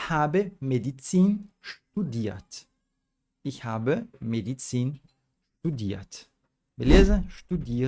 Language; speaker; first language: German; non-native, fluent; Portuguese